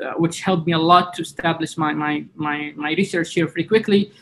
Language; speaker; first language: English; non-native, fluent; Arabic